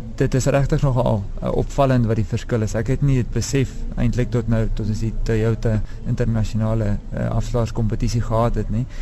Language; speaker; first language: Afrikaans; native; Afrikaans